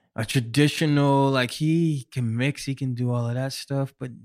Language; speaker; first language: English; native; English